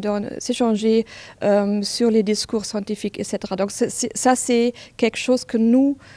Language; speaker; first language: French; non-native, fluent; German